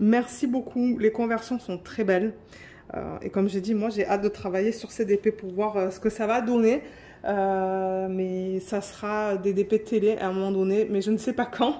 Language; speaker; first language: French; native; French